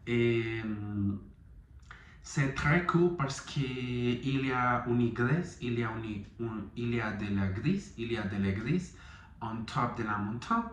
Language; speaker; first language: French; non-native, learner; Spanish